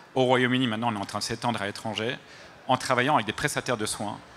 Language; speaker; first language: French; native; French